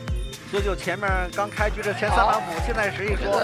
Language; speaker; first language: Chinese; native; Chinese